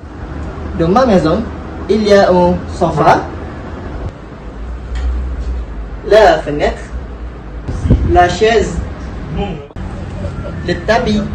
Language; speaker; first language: French; non-native, learner; Malay